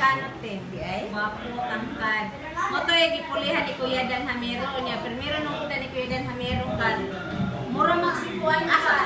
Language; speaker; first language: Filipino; non-native, local second language; Cebuano